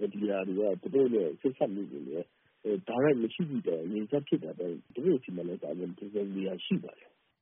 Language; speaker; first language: Burmese; non-native, local second language; Kachin